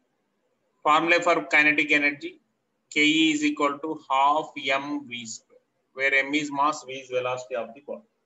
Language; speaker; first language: English; non-native, local second language; Telugu